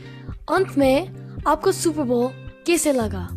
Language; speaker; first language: Hindi; non-native, learner; English